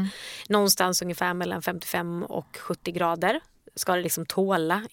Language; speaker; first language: Swedish; native; Swedish